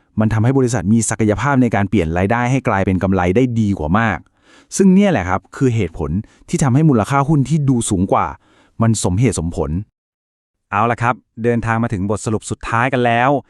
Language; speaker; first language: Thai; native; Thai